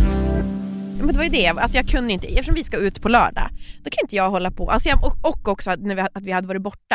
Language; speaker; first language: Swedish; native; Swedish